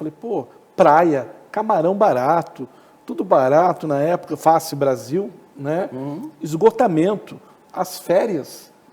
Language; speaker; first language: Portuguese; native; Portuguese